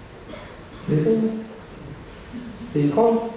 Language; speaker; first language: French; native; French